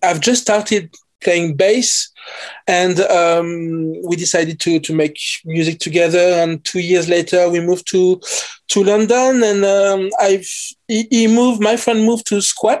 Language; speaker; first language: English; non-native, fluent; French